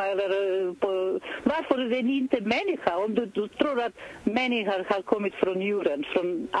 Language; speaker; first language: Swedish; non-native, fluent; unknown